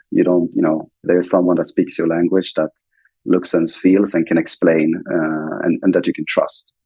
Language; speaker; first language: English; non-native, fluent; Swedish